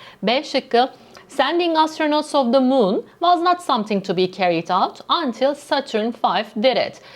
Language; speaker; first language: English; non-native, fluent; Turkish